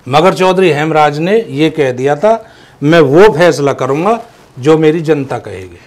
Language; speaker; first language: Hindi; native; Hindi